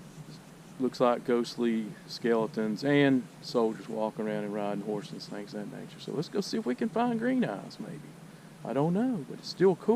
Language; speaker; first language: English; native; English